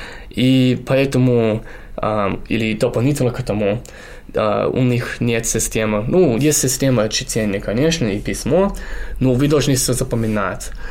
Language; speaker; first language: Russian; non-native, fluent; English